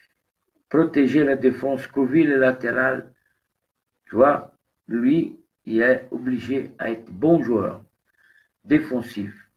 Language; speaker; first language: French; non-native, fluent; Portuguese